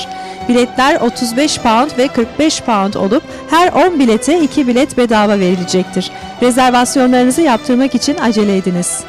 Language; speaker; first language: Turkish; native; Turkish